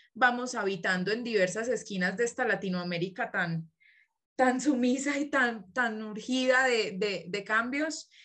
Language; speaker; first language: Spanish; native; Spanish